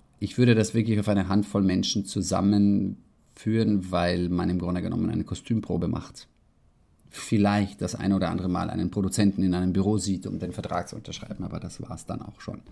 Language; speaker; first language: German; early bilingual, heritage; Italian